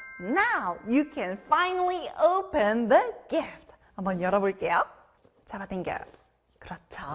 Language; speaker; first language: Korean; native; Korean